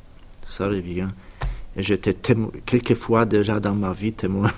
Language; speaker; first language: French; non-native, fluent; Polish